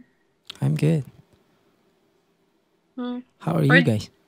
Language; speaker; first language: English; non-native, learner; Indonesian